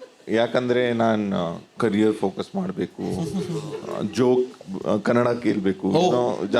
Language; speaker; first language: Kannada; non-native, learner; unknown